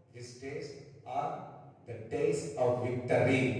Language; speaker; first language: English; non-native, local second language; Telugu